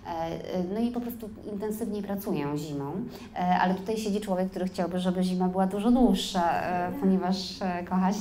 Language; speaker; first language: Polish; native; Polish